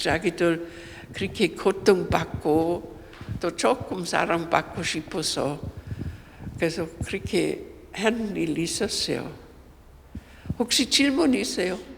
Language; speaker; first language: Korean; non-native, fluent; German